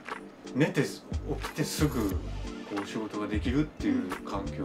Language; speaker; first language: Japanese; native; Japanese